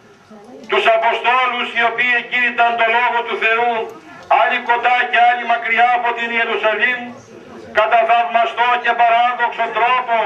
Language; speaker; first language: Greek; native; Greek